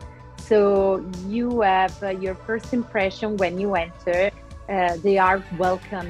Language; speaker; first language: English; non-native, local second language; Italian